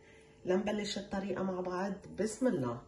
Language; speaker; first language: Arabic; native; Arabic